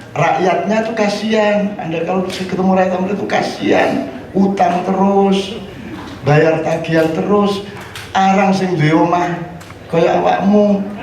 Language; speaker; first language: Indonesian; non-native, local second language; Javanese